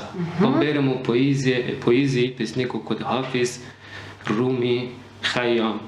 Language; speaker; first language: Slovenian; non-native, learner; Persian